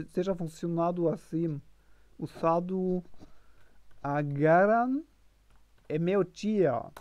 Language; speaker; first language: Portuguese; non-native, learner; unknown